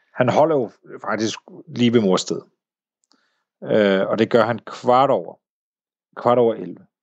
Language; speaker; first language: Danish; native; Danish